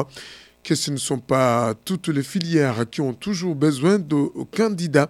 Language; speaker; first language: French; non-native, local second language; Rundi